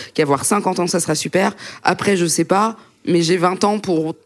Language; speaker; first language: French; native; French